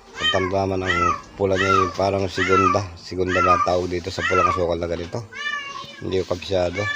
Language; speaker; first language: Filipino; native; Filipino